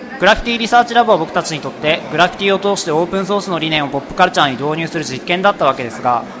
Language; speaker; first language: Japanese; native; Japanese